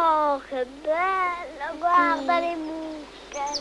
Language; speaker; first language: Italian; native; Italian